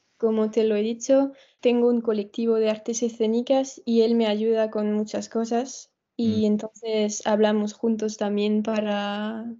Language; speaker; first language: Spanish; non-native, fluent; French